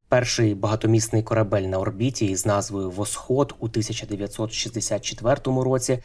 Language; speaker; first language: Ukrainian; native; Ukrainian